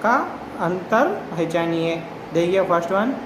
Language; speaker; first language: Hindi; non-native, local second language; Telugu